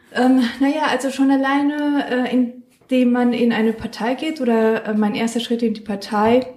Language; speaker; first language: German; non-native, fluent; Spanish